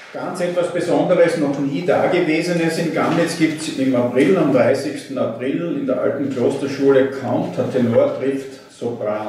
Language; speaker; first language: German; native; German